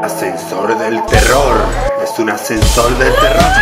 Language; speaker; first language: Spanish; native; Spanish